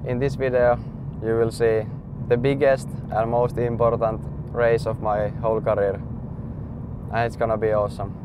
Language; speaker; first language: English; non-native, fluent; Finnish